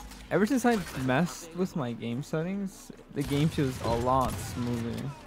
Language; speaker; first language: English; early bilingual, other home language; Spanish